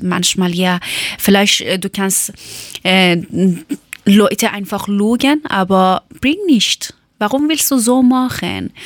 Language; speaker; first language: German; non-native, learner; Persian